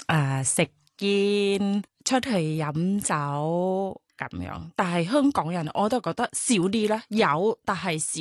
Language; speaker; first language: Cantonese; non-native, learner; Thai